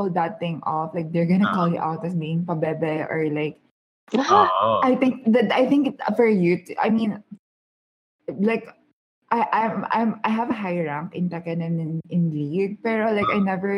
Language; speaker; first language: English; non-native, local second language; Filipino